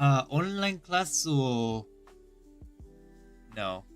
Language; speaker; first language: Japanese; non-native, learner; English